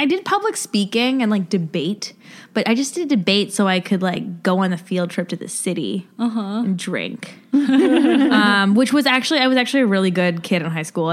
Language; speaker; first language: English; native; English